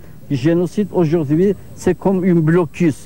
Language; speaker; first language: French; non-native, learner; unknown